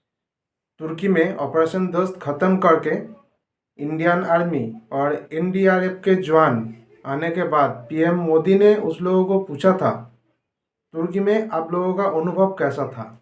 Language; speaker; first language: Hindi; non-native, local second language; Nepali